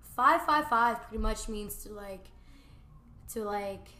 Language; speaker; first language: English; early bilingual, other home language; Spanish